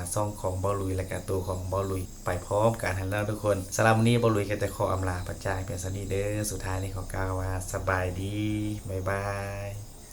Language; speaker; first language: Thai; native; Thai